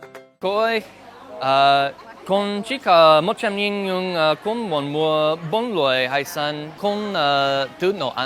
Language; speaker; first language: Vietnamese; non-native, learner; English